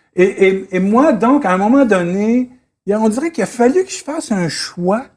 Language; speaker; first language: French; native; French